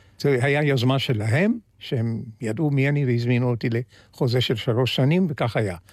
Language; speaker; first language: Hebrew; early bilingual, other home language; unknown